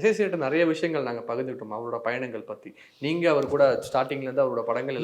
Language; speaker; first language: Tamil; native; Tamil